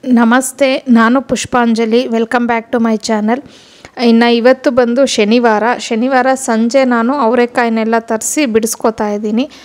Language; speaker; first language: Kannada; non-native, local second language; Telugu